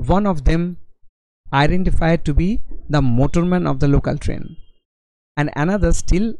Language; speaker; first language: English; non-native, local second language; Bangla